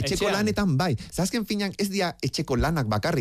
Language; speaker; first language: Basque; native; Basque